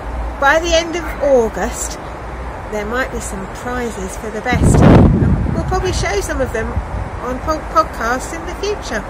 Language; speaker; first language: English; native; English